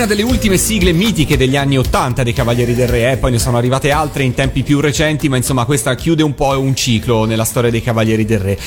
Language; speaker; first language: Italian; native; Italian